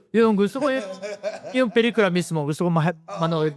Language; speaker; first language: Filipino; non-native, fluent; Japanese